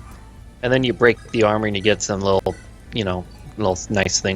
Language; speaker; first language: English; native; English